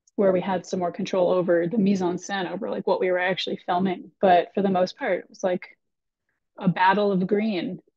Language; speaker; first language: English; native; English